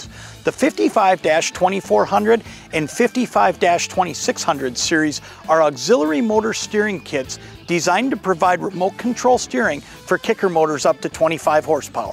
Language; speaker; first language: English; native; English